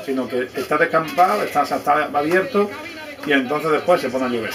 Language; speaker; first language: Spanish; native; Spanish